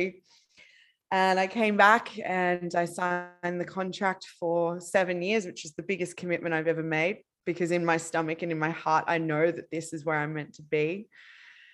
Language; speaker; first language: English; native; English